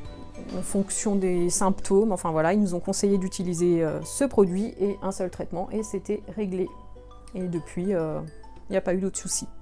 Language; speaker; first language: French; native; French